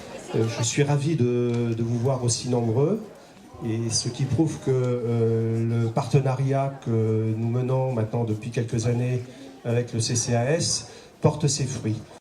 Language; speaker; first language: French; native; French